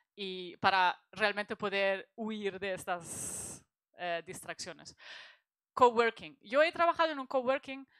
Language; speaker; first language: Spanish; non-native, fluent; German